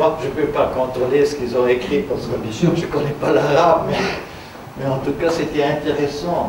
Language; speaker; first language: French; non-native, fluent; German